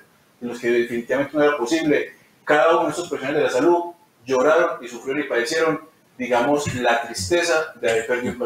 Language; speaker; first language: Spanish; native; Spanish